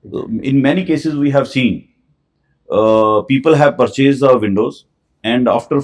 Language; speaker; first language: English; non-native, local second language; Hindi